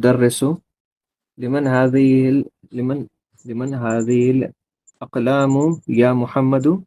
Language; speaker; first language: Arabic; non-native, learner; Urdu